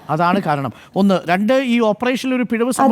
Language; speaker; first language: Malayalam; native; Malayalam